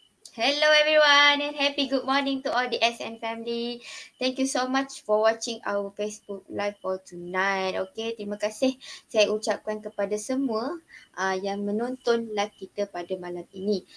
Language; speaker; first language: English; non-native, local second language; Malay